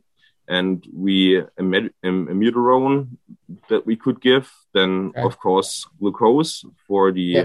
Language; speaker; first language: English; non-native, fluent; German